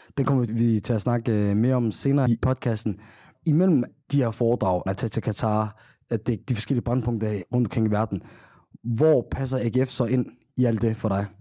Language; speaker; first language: Danish; early bilingual, other home language; Somali